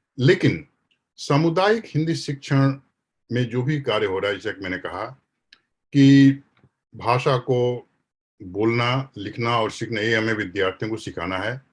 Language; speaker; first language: Hindi; native; Hindi